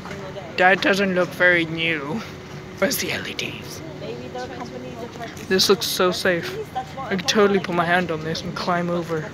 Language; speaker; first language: English; native; English